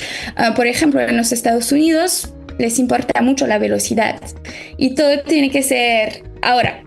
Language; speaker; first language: Spanish; non-native, fluent; French